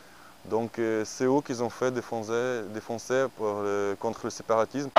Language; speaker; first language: French; non-native, learner; Ukrainian